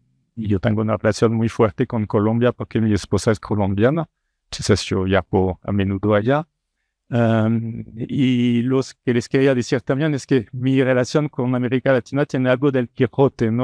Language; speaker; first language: Spanish; non-native, fluent; French